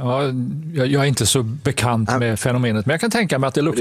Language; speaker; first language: Swedish; native; Swedish